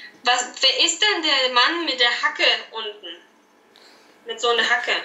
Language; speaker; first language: German; native; German